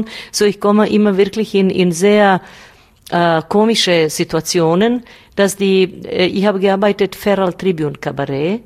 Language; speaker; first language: German; non-native, learner; Bosnian